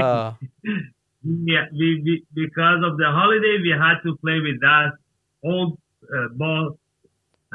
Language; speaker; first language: English; non-native, learner; Persian